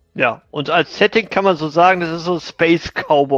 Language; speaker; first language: German; native; German